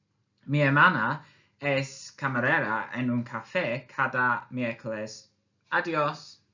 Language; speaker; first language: Spanish; non-native, learner; English